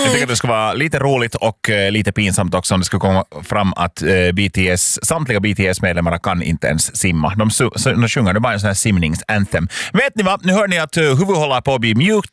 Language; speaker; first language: Swedish; native; Swedish